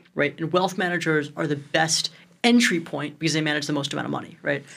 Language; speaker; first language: English; native; English